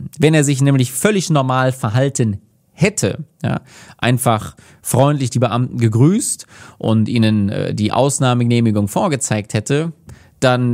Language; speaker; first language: German; native; German